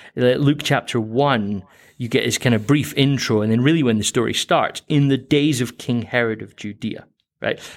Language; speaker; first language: English; native; English